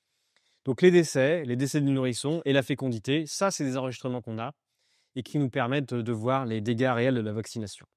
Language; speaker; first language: French; native; French